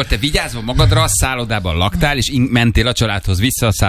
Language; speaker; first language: Hungarian; native; Hungarian